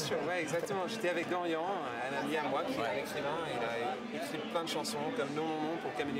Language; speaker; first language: French; non-native, fluent; English